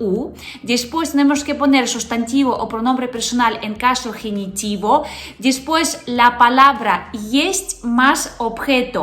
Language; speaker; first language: Spanish; non-native, fluent; Russian